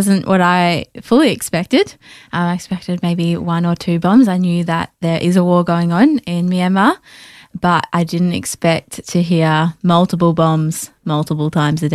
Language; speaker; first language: English; native; English